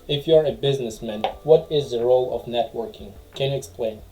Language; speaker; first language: English; non-native, fluent; Tajik